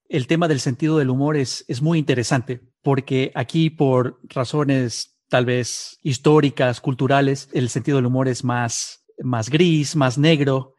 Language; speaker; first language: Spanish; native; Spanish